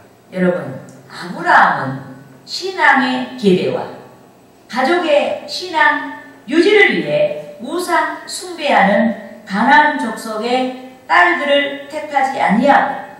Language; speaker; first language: Korean; native; Korean